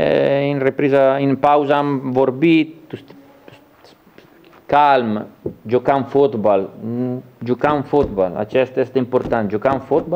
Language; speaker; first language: Romanian; non-native, learner; Italian